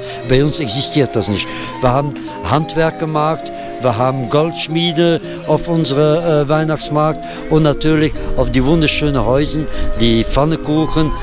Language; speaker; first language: German; non-native, fluent; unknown